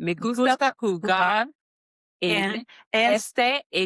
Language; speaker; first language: Spanish; non-native, learner; English